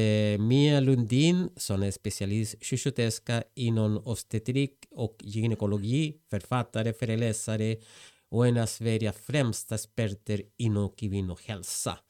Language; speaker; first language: Swedish; non-native, fluent; Spanish